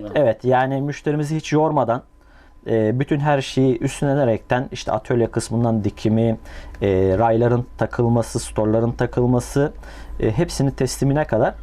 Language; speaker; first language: Turkish; native; Turkish